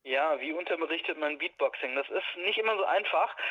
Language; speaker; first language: German; native; German